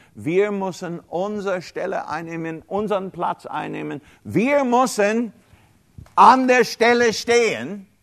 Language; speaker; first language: German; non-native, fluent; English